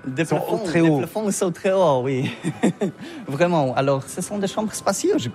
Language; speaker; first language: French; non-native, learner; Polish